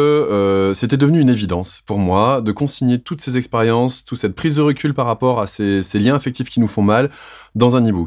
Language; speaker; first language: French; native; French